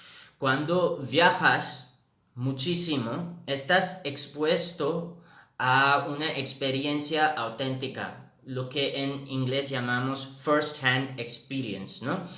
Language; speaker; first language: Spanish; non-native, fluent; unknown